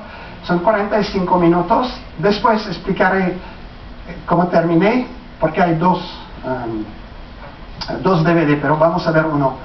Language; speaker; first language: Spanish; non-native, fluent; French